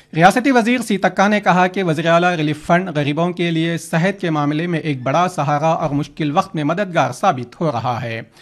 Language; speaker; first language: Urdu; native; Urdu